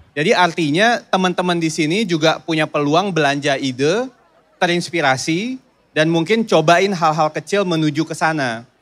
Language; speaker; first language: Indonesian; native; Indonesian